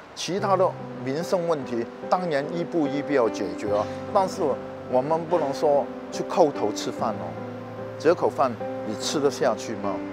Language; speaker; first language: Chinese; non-native, local second language; Cantonese